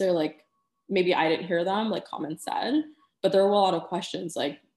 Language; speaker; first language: English; early bilingual, other home language; Spanish